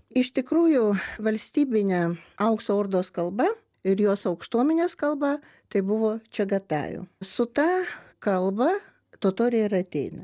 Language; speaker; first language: Lithuanian; non-native, local second language; Russian